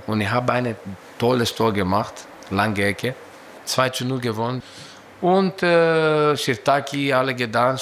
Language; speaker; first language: German; non-native, learner; Greek